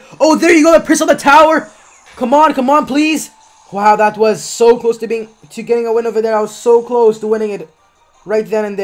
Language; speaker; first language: English; native; English